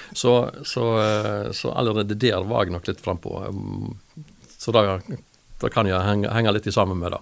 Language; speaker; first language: Norwegian; native; Norwegian